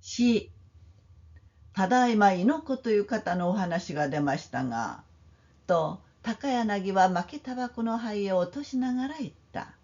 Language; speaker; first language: Japanese; non-native, fluent; Korean